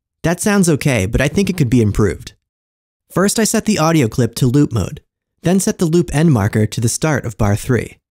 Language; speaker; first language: English; native; English